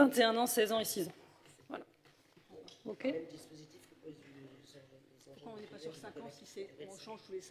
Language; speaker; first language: French; native; French